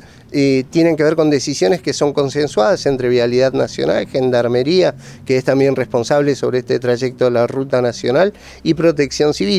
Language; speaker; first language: Spanish; native; Spanish